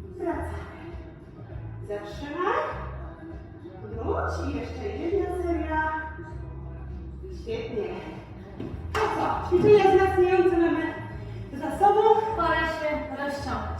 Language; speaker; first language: Polish; native; Polish